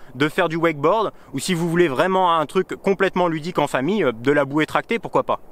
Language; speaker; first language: French; native; French